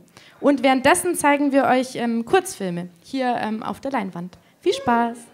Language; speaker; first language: German; native; German